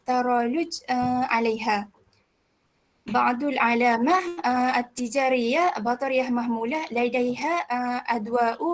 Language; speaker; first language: Arabic; non-native, learner; Malay